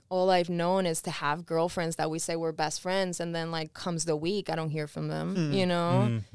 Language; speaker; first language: English; early bilingual, other home language; Spanish